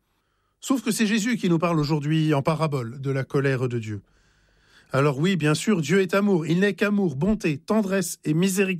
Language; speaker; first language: French; native; French